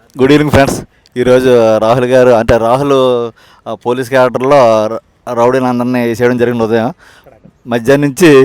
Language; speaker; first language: Telugu; native; Telugu